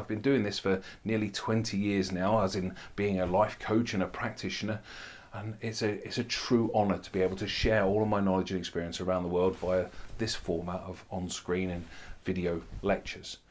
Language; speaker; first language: English; native; English